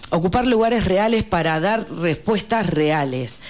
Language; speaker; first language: Spanish; native; Spanish